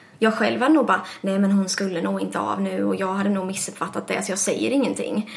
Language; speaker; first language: Swedish; early bilingual, other home language; English